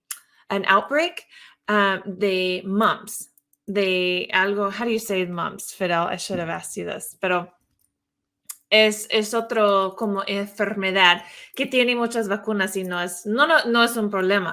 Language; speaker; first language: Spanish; non-native, fluent; English